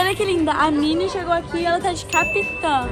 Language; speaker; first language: Portuguese; native; Portuguese